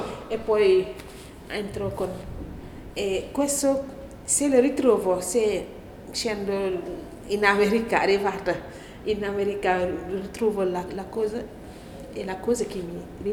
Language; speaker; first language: Italian; non-native, learner; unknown